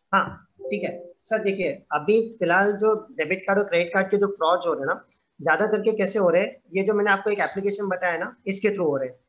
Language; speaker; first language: Hindi; non-native, local second language; Gujarati